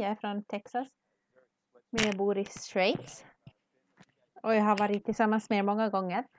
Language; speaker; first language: Swedish; non-native, learner; English